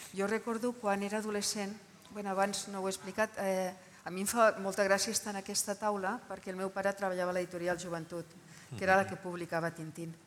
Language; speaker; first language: Catalan; non-native, local second language; Spanish